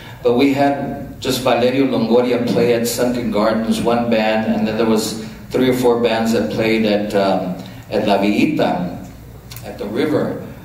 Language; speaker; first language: English; native; English